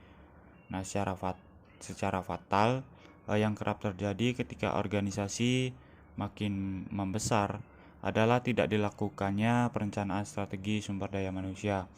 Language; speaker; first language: Indonesian; native; Indonesian